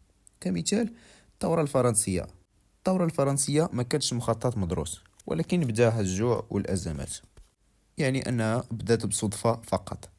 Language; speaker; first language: Arabic; native; Arabic